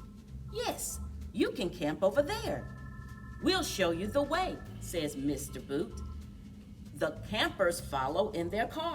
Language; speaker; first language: English; native; English